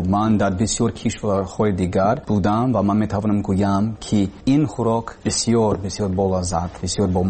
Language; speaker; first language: Persian; non-native, learner; English